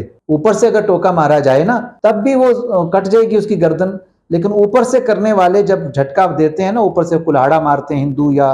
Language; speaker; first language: Urdu; native; Urdu